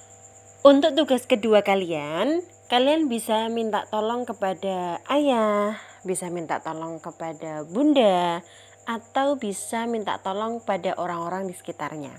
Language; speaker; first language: Indonesian; native; Indonesian